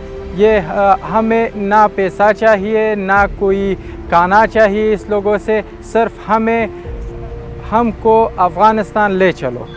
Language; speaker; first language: Hindi; non-native, fluent; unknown